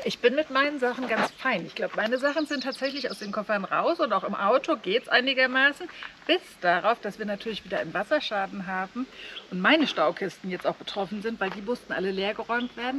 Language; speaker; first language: German; native; German